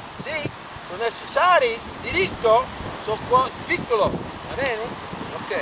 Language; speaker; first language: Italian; non-native, learner; English